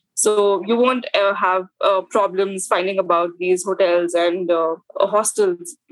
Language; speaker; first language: English; non-native, local second language; Hindi